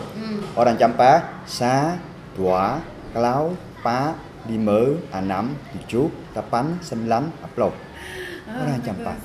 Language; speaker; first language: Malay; non-native, learner; Western Cham